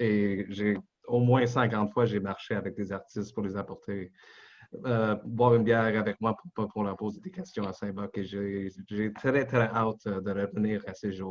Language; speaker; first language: French; non-native, local second language; English